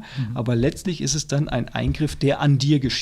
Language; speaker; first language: German; native; German